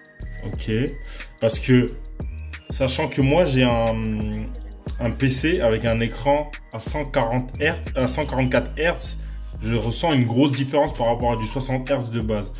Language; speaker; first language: French; native; French